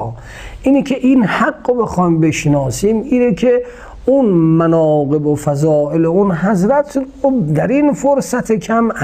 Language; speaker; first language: Persian; native; Persian